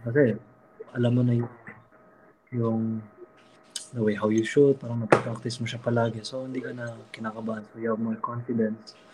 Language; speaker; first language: Filipino; early bilingual, heritage; Filipino